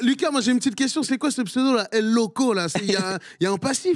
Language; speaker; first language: French; native; French